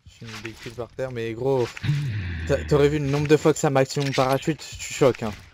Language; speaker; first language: French; native; French